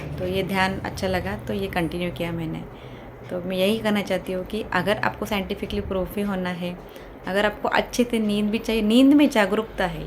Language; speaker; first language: Hindi; non-native, local second language; Kannada